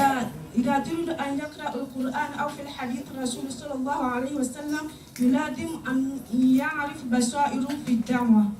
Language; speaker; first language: Arabic; non-native, learner; Malagasy